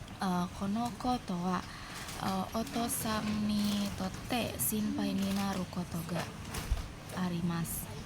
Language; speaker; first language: Japanese; non-native, learner; Indonesian